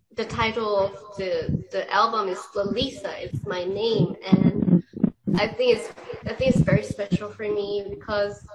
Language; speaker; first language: English; non-native, fluent; Thai